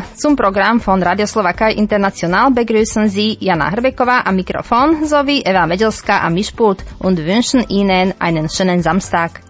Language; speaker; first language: German; non-native, fluent; Slovak